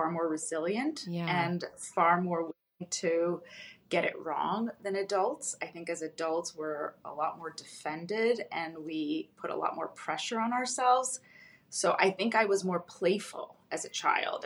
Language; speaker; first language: English; early bilingual, other home language; Russian